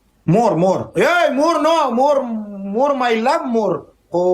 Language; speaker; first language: English; non-native, learner; Pashto